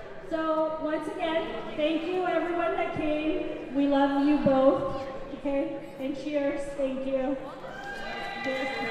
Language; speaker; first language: English; early bilingual, other home language; Spanish